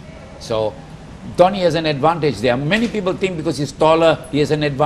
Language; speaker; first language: English; non-native, local second language; Filipino